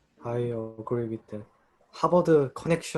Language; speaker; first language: English; non-native, learner; Korean